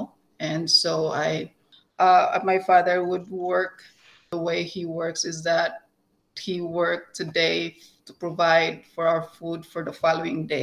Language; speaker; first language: English; non-native, local second language; Cebuano